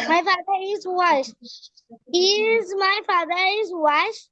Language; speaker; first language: English; non-native, learner; Bangla